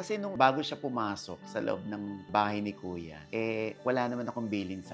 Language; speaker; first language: Filipino; native; Filipino